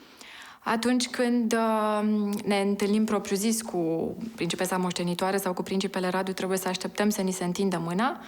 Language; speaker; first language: Romanian; native; Romanian